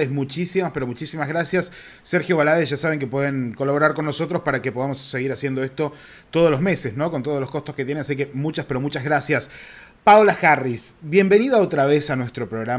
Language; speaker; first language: Spanish; native; Spanish